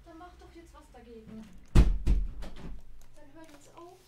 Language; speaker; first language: German; native; German